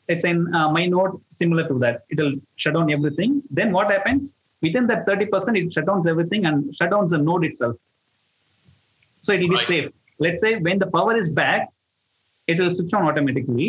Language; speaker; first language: English; non-native, local second language; Tamil